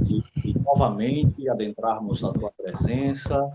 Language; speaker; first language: Portuguese; native; Portuguese